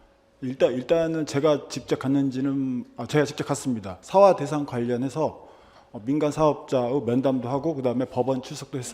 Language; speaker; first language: Korean; native; Korean